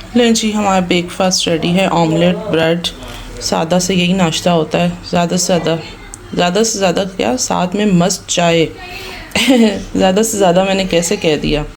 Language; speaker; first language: Urdu; native; Urdu